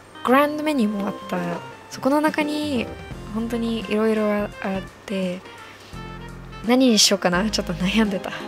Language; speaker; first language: Japanese; non-native, fluent; English